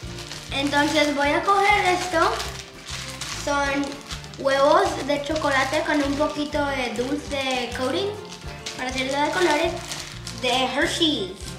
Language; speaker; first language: Spanish; early bilingual, other home language; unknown